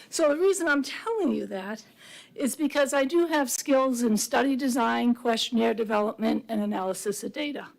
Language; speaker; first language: English; native; English